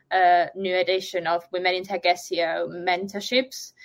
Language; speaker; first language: English; non-native, fluent; Finnish